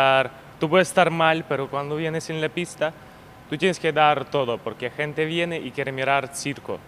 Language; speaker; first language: Spanish; non-native, learner; Ukrainian